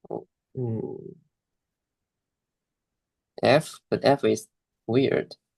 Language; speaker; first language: English; non-native, learner; Chinese